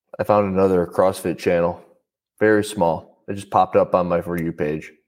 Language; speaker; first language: English; native; English